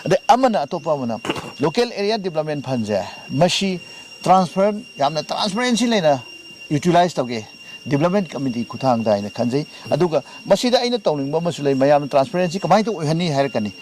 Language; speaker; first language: Manipuri; native; Manipuri